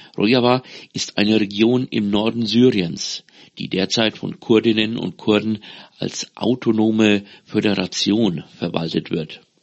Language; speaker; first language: German; native; German